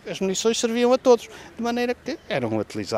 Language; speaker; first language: Portuguese; native; Portuguese